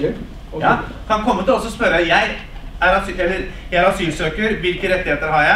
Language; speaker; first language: Norwegian; native; Norwegian